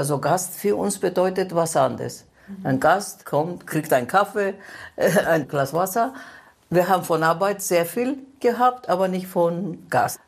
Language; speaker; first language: German; non-native, fluent; Greek